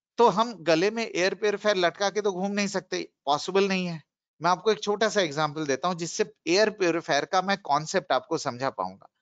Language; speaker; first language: Hindi; non-native, local second language; Bangla